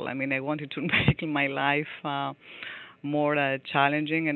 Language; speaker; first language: English; non-native, fluent; Greek